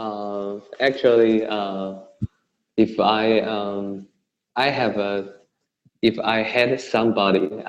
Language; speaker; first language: English; non-native, learner; Chinese